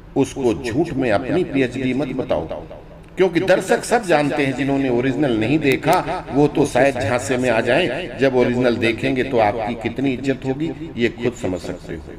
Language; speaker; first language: Hindi; native; Hindi